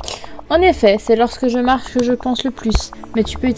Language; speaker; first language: French; native; French